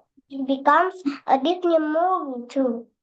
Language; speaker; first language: English; non-native, learner; Indonesian